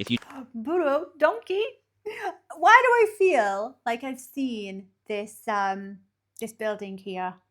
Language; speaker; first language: English; native; English